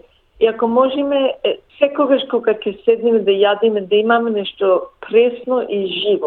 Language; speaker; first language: Macedonian; early bilingual, heritage; Macedonian